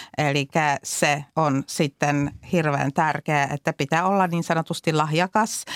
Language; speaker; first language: Finnish; non-native, fluent; Czech